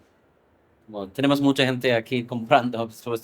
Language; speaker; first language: Spanish; non-native, fluent; English